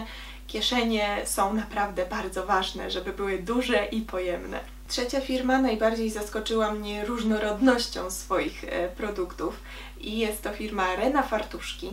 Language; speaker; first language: Polish; native; Polish